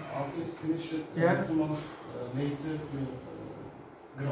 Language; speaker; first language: English; non-native, learner; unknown